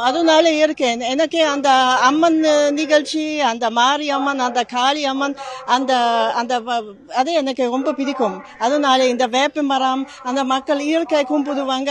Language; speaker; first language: Tamil; non-native, learner; German